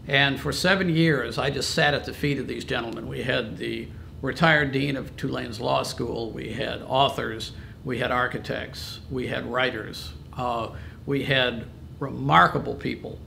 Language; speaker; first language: English; native; English